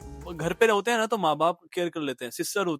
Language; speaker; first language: Hindi; native; Hindi